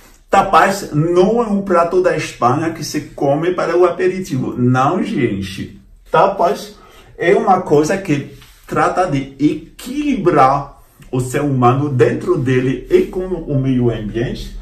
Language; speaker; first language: Portuguese; non-native, fluent; French